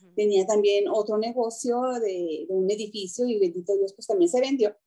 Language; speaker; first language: Spanish; native; Spanish